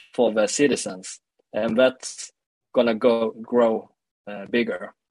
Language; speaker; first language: English; early bilingual, other home language; Swedish